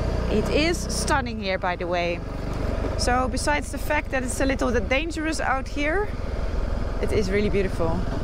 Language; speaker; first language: English; non-native, fluent; Dutch